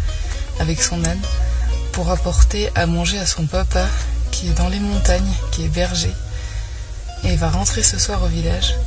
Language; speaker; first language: French; native; French